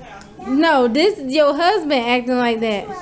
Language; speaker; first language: English; native; English